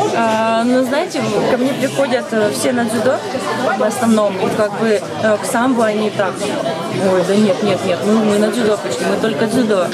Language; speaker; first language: Russian; native; Russian